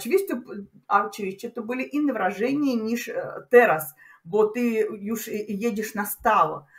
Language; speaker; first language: Polish; non-native, learner; Russian